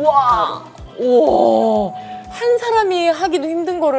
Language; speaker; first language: Korean; native; Korean